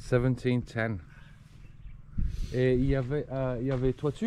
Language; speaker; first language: French; non-native, learner; English